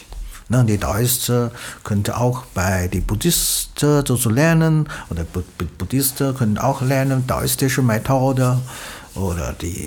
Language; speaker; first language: German; non-native, learner; Chinese